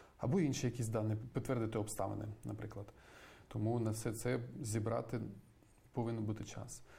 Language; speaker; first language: Ukrainian; native; Ukrainian